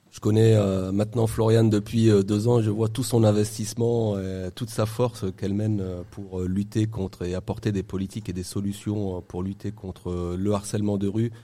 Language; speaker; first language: French; native; French